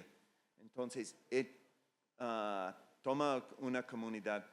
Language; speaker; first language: Spanish; non-native, fluent; English